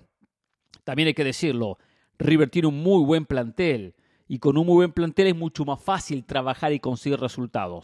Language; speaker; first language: Spanish; native; Spanish